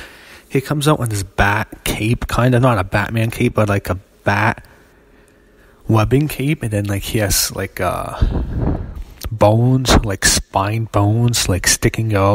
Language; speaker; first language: English; native; English